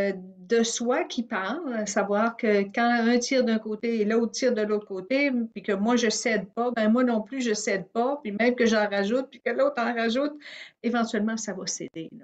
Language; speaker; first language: French; native; French